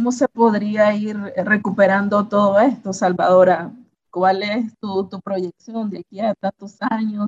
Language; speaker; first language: Spanish; native; Spanish